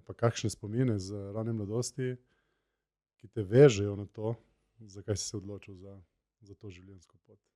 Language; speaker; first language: Slovenian; native; Slovenian